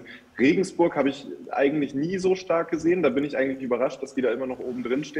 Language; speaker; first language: German; native; German